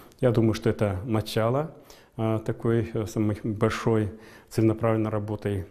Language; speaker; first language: Russian; non-native, local second language; Kazakh